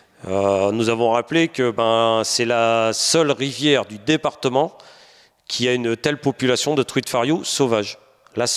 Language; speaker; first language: French; native; French